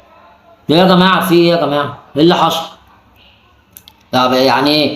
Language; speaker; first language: Arabic; native; Arabic